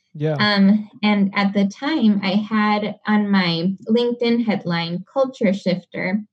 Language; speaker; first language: English; non-native, fluent; Spanish